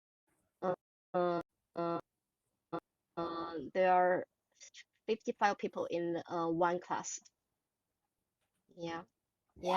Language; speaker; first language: English; non-native, learner; Chinese